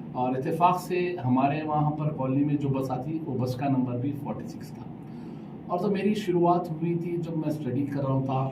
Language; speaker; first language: Hindi; non-native, local second language; Urdu